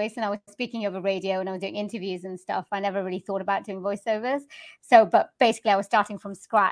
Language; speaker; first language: English; native; English